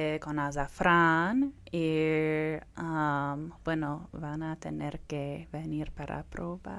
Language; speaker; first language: Spanish; non-native, fluent; English